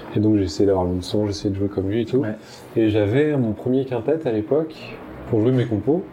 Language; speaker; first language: French; native; French